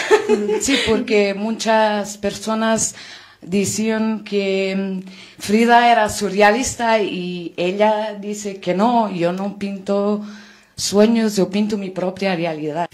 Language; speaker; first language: Spanish; non-native, learner; Portuguese